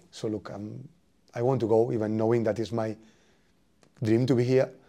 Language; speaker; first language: English; non-native, fluent; Spanish